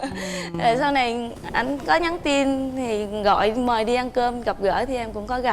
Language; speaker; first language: Vietnamese; native; Vietnamese